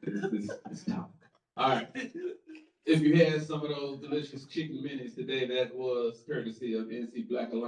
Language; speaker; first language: English; native; English